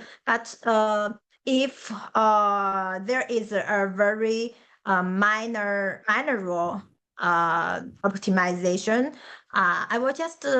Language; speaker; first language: English; non-native, learner; Chinese